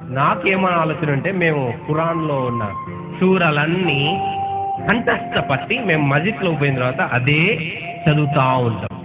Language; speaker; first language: Telugu; non-native, local second language; Urdu